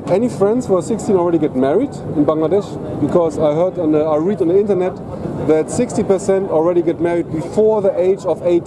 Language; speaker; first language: English; non-native, fluent; German